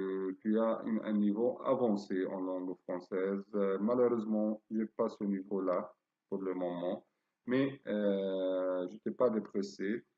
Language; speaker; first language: French; non-native, fluent; Arabic